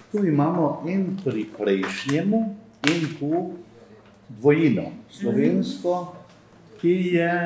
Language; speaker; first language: Slovenian; non-native, fluent; Albanian